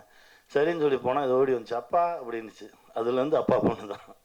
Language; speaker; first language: Tamil; native; Tamil